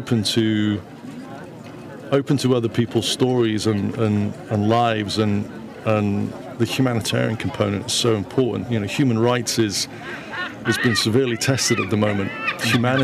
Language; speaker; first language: English; native; English